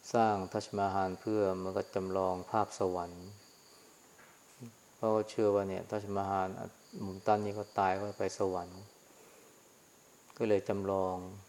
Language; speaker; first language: Thai; native; Thai